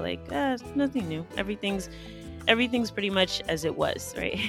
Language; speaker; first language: English; native; English